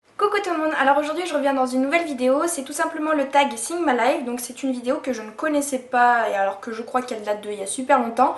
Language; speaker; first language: French; native; French